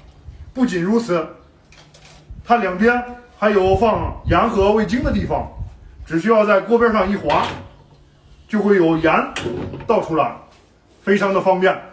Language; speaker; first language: Chinese; native; Chinese